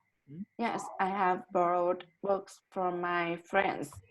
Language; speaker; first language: English; non-native, learner; Vietnamese